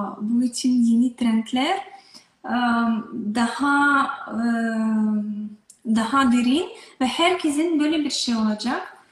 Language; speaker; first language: Turkish; non-native, learner; Russian